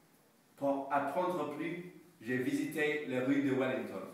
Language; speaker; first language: French; non-native, learner; English